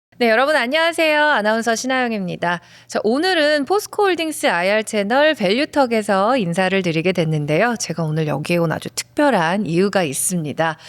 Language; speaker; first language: Korean; native; Korean